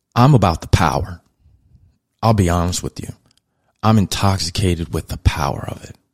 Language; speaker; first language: English; native; English